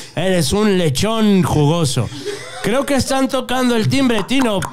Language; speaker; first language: Spanish; native; Spanish